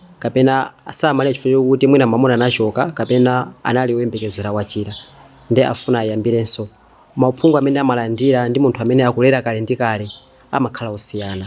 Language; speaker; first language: Nyanja; native; Nyanja